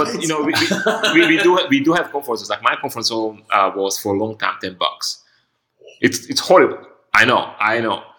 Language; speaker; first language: English; non-native, fluent; Hungarian